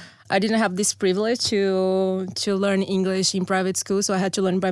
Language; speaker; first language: English; non-native, fluent; Portuguese